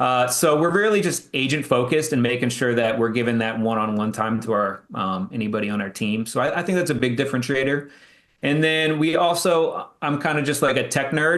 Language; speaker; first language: English; native; English